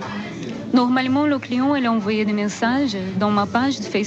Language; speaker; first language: French; non-native, learner; Portuguese